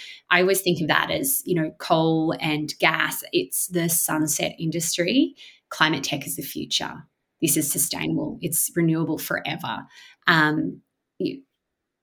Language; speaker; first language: English; native; English